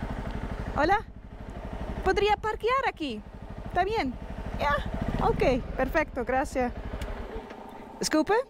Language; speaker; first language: Spanish; non-native, learner; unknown